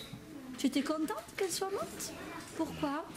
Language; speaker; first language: French; native; French